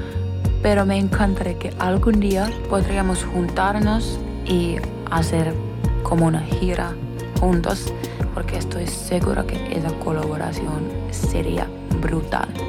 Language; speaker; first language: Spanish; non-native, fluent; Finnish